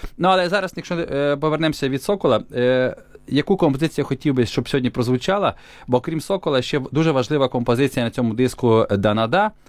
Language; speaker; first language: Ukrainian; native; Ukrainian